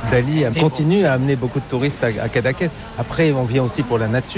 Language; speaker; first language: French; native; French